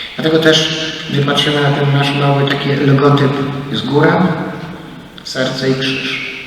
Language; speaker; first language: Polish; native; Polish